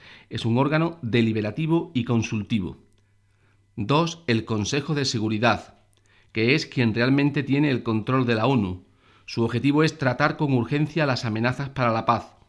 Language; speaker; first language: Spanish; native; Spanish